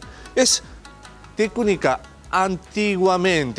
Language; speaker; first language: Spanish; non-native, learner; Japanese